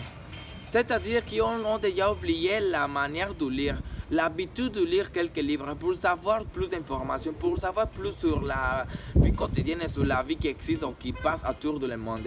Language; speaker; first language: French; non-native, learner; Spanish